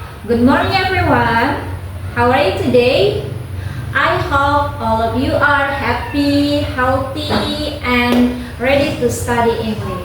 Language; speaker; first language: English; non-native, local second language; Indonesian